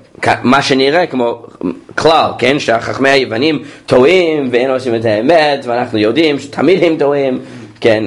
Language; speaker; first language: Hebrew; non-native, fluent; English